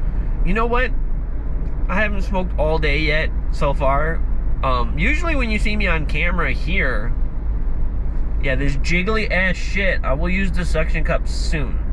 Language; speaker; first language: English; native; English